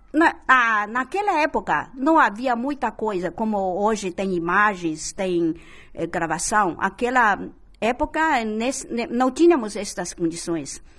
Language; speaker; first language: Portuguese; non-native, fluent; Chinese